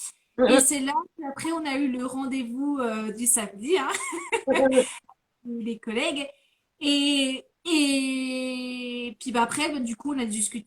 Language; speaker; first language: French; native; French